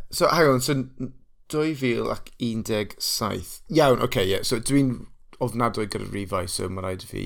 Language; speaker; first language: Welsh; non-native, local second language; English